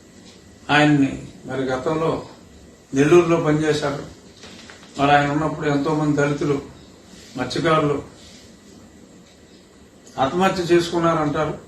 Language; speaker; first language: Telugu; native; Telugu